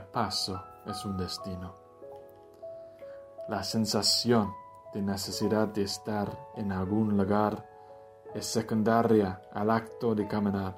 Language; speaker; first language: Spanish; non-native, fluent; English